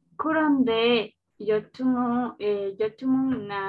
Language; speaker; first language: Korean; non-native, learner; Spanish